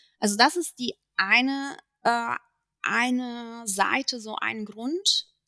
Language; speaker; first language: German; non-native, fluent; Italian